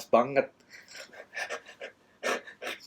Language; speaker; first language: Indonesian; non-native, learner; Japanese